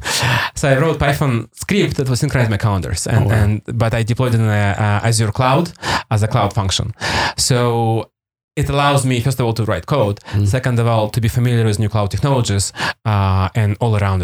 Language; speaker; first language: English; non-native, fluent; Russian